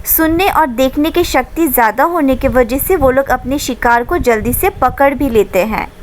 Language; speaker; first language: Hindi; non-native, local second language; Bangla